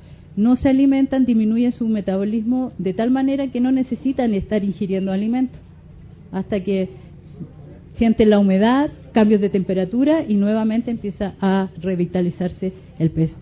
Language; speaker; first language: Spanish; native; Spanish